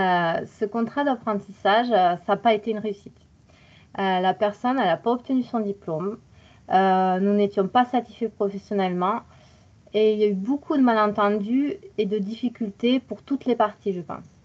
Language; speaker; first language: French; native; French